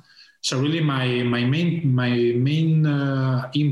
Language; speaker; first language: English; non-native, fluent; Spanish